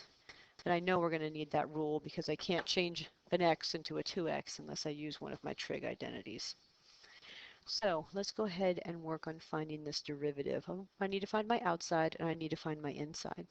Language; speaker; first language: English; native; English